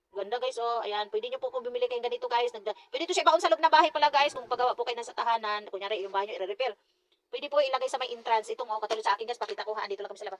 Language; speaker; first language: Filipino; non-native, local second language; Cebuano